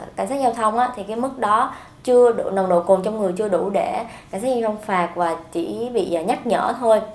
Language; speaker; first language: Vietnamese; native; Vietnamese